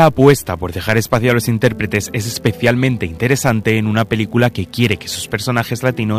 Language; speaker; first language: Spanish; native; Spanish